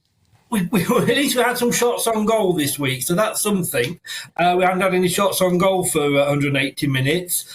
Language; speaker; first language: English; native; English